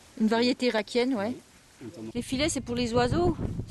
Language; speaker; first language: French; native; French